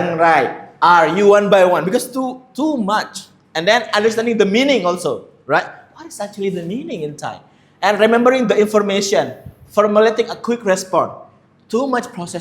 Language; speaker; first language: English; non-native, fluent; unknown